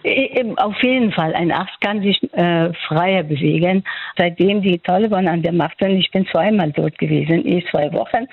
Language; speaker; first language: German; non-native, fluent; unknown